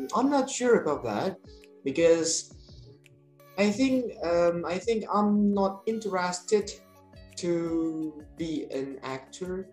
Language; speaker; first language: English; non-native, learner; Indonesian